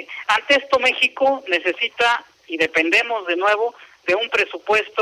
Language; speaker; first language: Spanish; native; Spanish